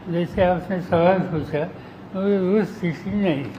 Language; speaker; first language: Hindi; non-native, local second language; Marathi